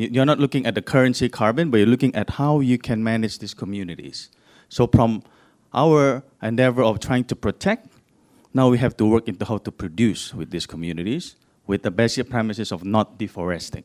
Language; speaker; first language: English; non-native, fluent; Indonesian